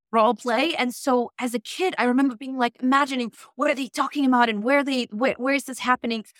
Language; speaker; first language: English; non-native, fluent; Polish